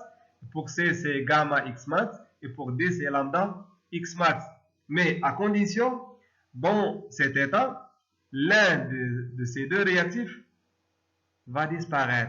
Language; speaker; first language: French; non-native, local second language; Arabic